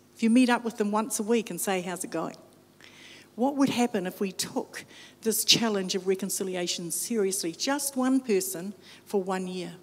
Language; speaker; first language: English; native; English